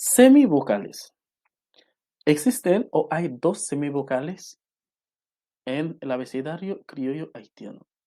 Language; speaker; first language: Spanish; non-native, local second language; Haitian Creole